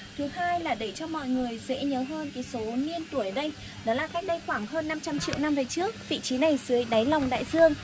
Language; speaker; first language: Vietnamese; non-native, local second language; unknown